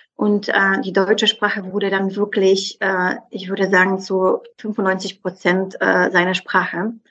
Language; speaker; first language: German; non-native, fluent; Polish